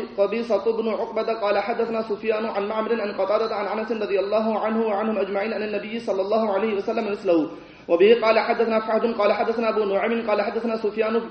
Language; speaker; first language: Arabic; non-native, fluent; Urdu